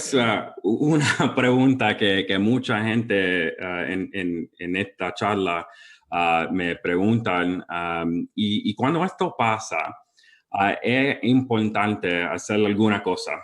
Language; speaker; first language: Spanish; early bilingual, heritage; English